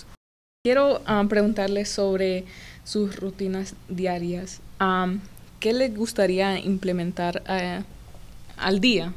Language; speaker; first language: Spanish; early bilingual, heritage; English